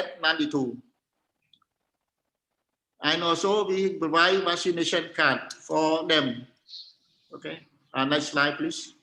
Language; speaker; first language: English; non-native, learner; Khmer